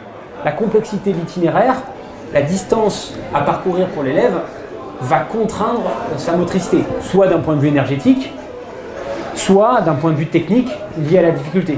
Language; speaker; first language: French; native; French